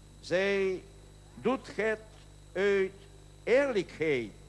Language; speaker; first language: Dutch; non-native, learner; Polish